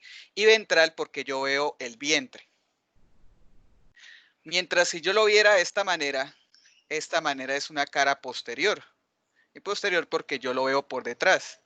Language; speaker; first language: Spanish; native; Spanish